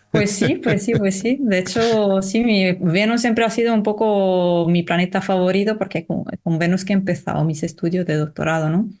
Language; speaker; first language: Spanish; non-native, fluent; Italian